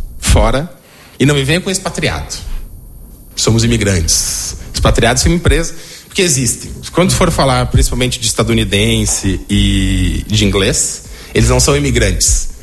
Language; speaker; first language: Portuguese; native; Portuguese